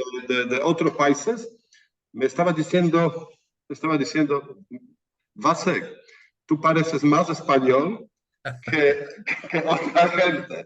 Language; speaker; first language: Spanish; non-native, fluent; Polish